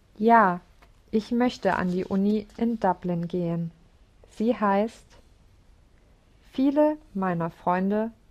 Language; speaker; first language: German; non-native, learner; English